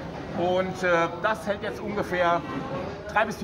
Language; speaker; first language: German; native; German